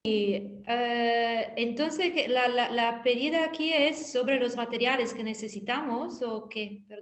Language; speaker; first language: Spanish; non-native, fluent; Italian